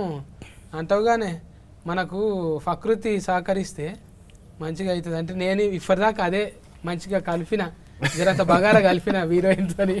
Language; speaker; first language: Telugu; native; Telugu